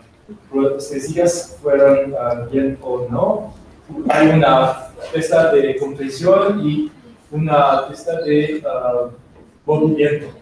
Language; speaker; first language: Spanish; non-native, learner; French